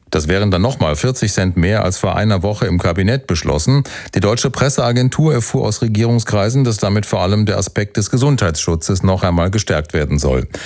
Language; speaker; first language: German; native; German